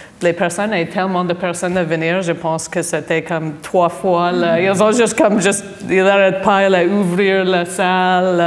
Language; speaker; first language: French; non-native, fluent; English